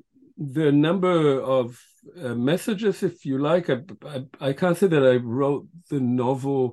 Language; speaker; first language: English; non-native, fluent; Hebrew